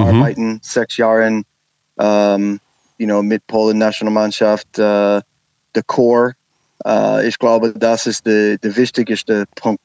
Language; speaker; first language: German; non-native, learner; English